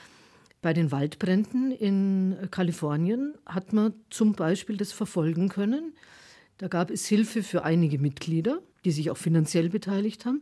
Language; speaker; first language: German; native; German